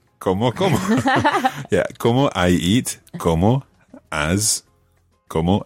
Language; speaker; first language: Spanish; non-native, fluent; English